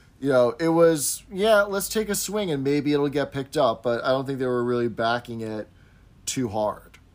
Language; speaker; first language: English; native; English